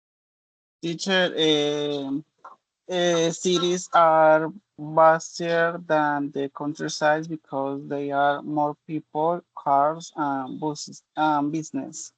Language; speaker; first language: English; non-native, learner; Spanish